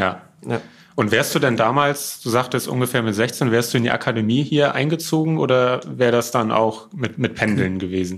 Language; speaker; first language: German; native; German